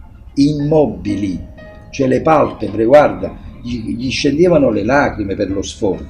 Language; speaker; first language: Italian; native; Italian